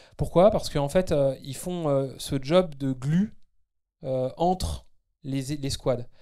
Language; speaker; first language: French; native; French